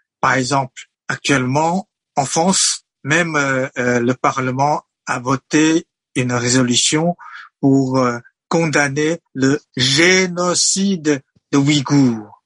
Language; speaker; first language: French; non-native, fluent; Chinese